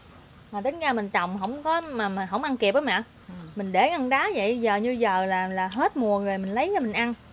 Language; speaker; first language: Vietnamese; native; Vietnamese